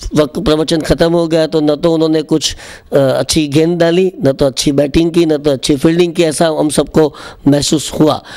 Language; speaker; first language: Hindi; non-native, local second language; Gujarati